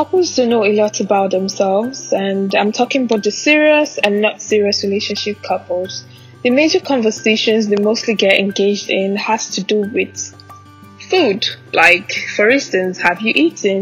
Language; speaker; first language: English; non-native, local second language; Igbo